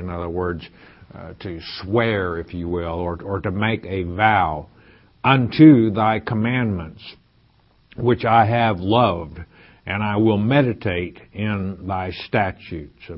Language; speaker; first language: English; native; English